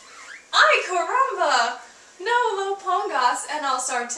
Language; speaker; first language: Spanish; non-native, learner; English